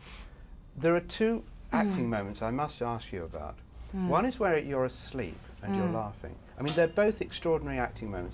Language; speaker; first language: English; native; English